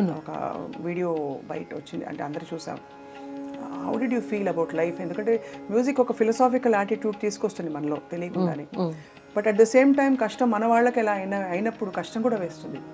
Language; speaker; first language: Telugu; native; Telugu